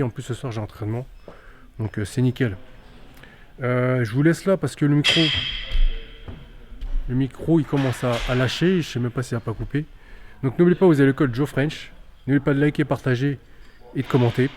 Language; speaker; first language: French; native; French